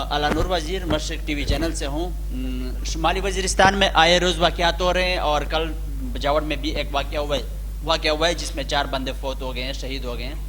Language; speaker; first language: Urdu; non-native, local second language; Pashto